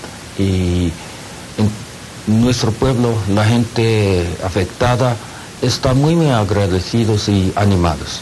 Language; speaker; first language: Spanish; non-native, learner; Japanese